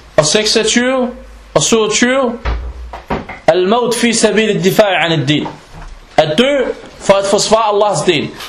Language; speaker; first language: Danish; non-native, fluent; Arabic